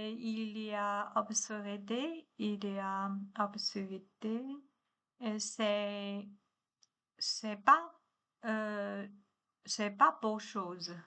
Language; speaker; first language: French; non-native, learner; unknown